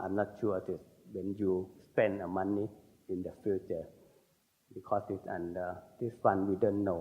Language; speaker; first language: English; non-native, learner; Thai